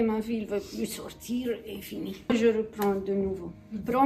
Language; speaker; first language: French; non-native, learner; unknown